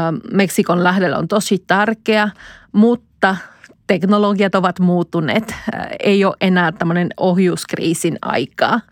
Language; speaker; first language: Finnish; non-native, fluent; Spanish